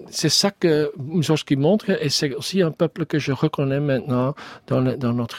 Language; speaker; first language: French; non-native, learner; Dutch